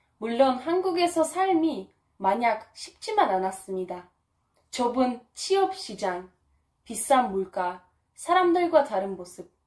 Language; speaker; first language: Korean; non-native, fluent; Turkish